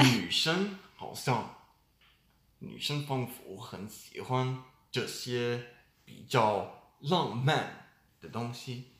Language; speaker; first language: Chinese; non-native, learner; English